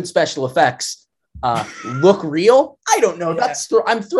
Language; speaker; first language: English; native; English